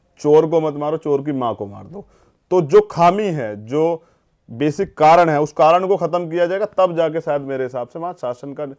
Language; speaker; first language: Hindi; native; Hindi